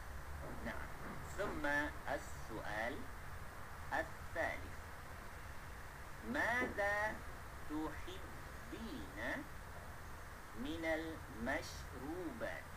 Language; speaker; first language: Arabic; non-native, fluent; Malay